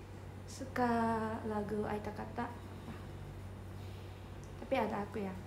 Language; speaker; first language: Indonesian; non-native, learner; Japanese